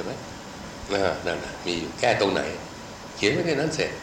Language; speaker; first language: Thai; native; Thai